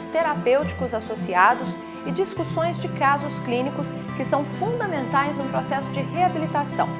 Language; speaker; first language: Portuguese; native; Portuguese